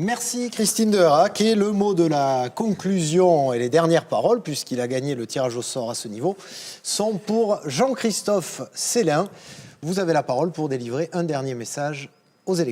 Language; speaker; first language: French; native; French